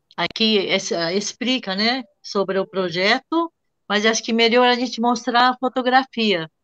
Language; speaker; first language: Portuguese; non-native, fluent; Japanese